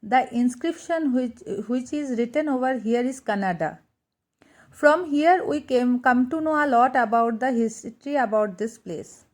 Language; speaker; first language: English; non-native, local second language; Bangla